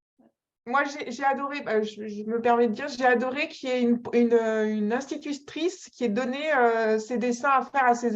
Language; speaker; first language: French; native; French